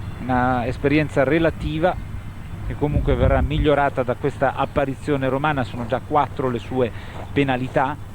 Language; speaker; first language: Italian; native; Italian